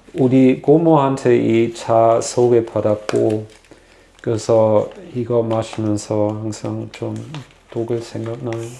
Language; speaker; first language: Korean; non-native, fluent; German